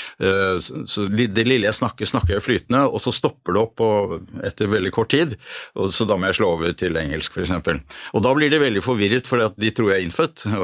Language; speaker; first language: Norwegian; early bilingual, other home language; Hungarian